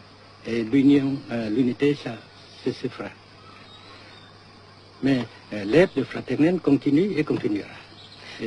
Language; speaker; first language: French; non-native, local second language; Vietnamese